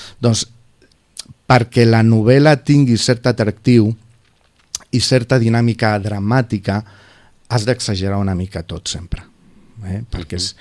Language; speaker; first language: Catalan; non-native, local second language; Spanish